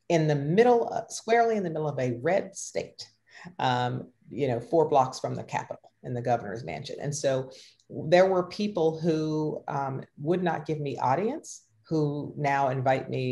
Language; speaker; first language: English; native; English